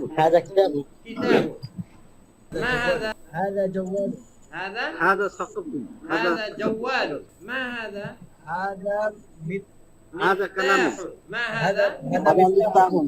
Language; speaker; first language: Arabic; non-native, local second language; Bangla